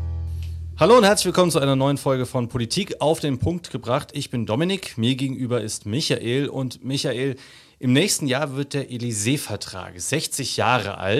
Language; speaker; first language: German; native; German